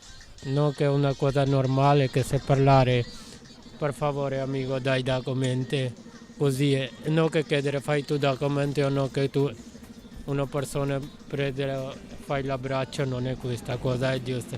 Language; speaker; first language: Italian; non-native, learner; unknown